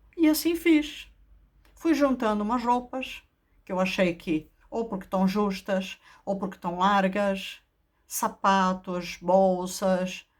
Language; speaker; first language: Portuguese; native; Portuguese